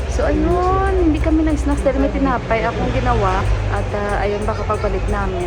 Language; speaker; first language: Filipino; native; Filipino